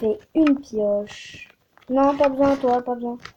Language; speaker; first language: French; native; French